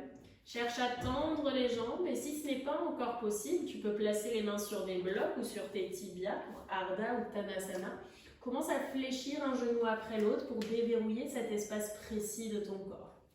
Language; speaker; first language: French; native; French